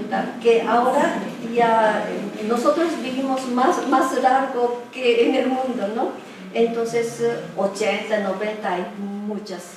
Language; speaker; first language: Spanish; non-native, fluent; Japanese